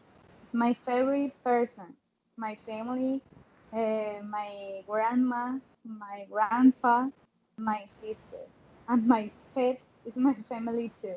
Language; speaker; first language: English; non-native, learner; Spanish